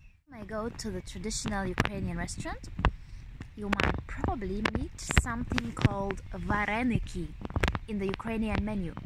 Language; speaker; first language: English; non-native, fluent; Ukrainian